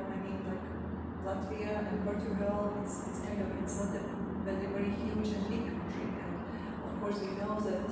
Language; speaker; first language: English; non-native, fluent; Latvian